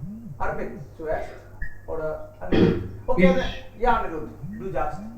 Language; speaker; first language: German; non-native, fluent; Hindi